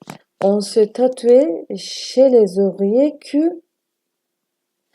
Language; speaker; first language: French; non-native, learner; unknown